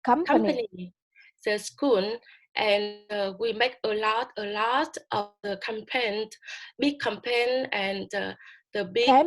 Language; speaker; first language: English; non-native, learner; Vietnamese